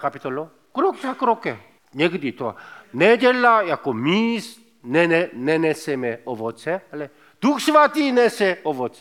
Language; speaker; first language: Czech; non-native, fluent; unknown